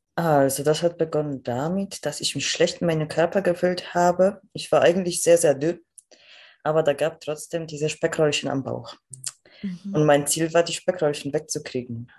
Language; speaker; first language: German; non-native, fluent; Polish